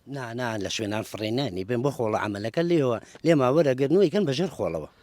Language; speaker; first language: Central Kurdish; native; Central Kurdish